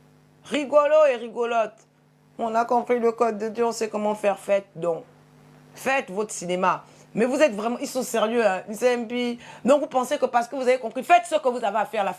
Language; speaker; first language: French; native; French